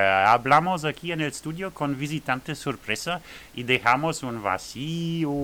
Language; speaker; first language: Spanish; non-native, learner; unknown